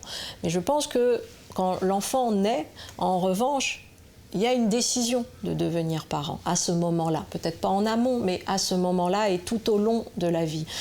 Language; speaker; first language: French; native; French